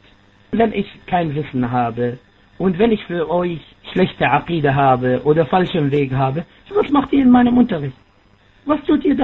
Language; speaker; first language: German; non-native, fluent; Arabic